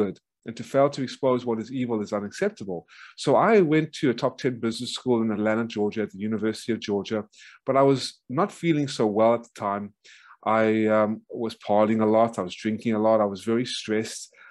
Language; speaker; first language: English; native; English